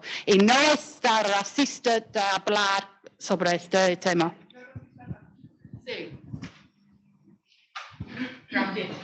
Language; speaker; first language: Spanish; non-native, learner; English